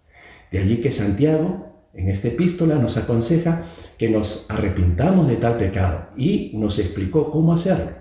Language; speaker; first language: Spanish; native; Spanish